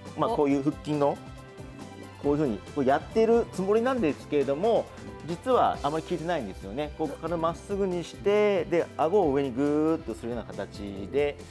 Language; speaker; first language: Japanese; native; Japanese